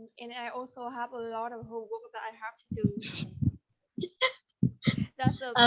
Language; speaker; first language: English; non-native, learner; Vietnamese